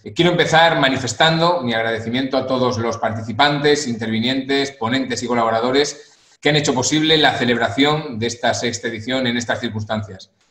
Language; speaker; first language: Spanish; native; Spanish